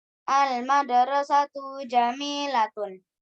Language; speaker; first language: Arabic; non-native, learner; Indonesian